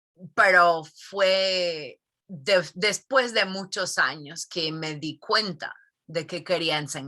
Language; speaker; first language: Spanish; non-native, fluent; English